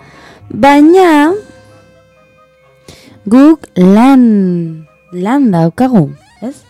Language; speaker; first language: Basque; non-native, learner; Spanish